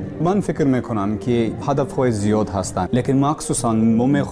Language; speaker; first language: Persian; non-native, learner; English